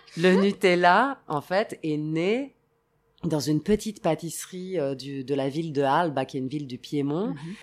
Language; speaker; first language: French; non-native, fluent; Italian